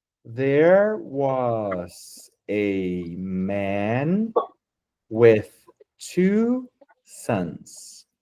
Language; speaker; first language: English; non-native, fluent; Portuguese